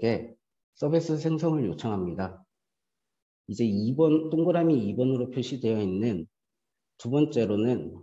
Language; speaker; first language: Korean; native; Korean